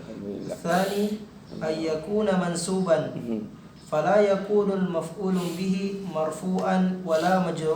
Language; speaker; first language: Arabic; non-native, learner; Indonesian